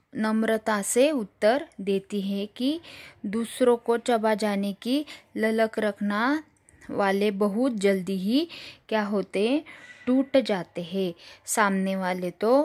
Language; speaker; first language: Hindi; non-native, local second language; Marathi